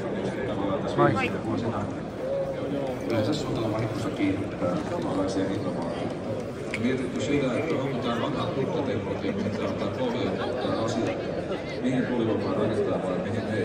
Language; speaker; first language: Finnish; native; Finnish